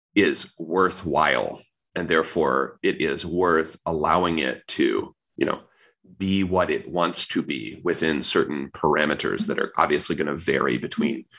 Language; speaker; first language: English; native; English